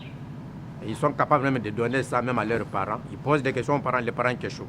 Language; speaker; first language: French; non-native, local second language; Luba-Lulua